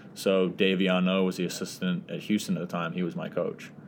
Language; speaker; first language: English; native; English